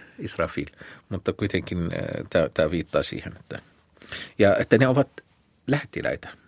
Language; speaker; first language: Finnish; non-native, fluent; Arabic